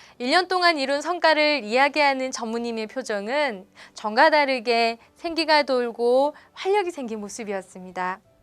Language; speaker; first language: Korean; native; Korean